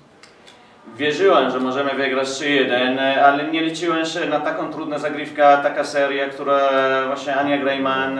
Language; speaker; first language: Polish; non-native, fluent; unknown